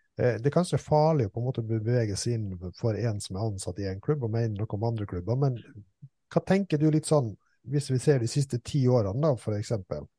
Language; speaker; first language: Norwegian; native; Norwegian